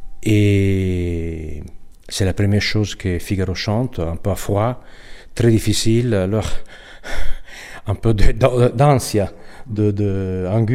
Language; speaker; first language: French; non-native, learner; Italian